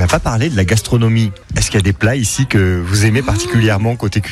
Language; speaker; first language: French; native; French